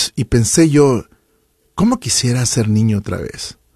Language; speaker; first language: Spanish; native; Spanish